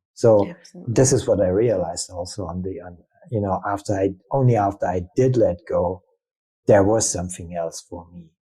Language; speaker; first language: English; non-native, fluent; German